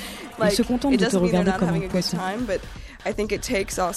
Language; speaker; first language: French; non-native, fluent; English